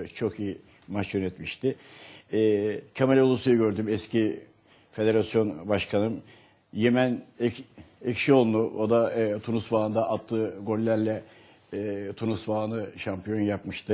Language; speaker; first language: Turkish; native; Turkish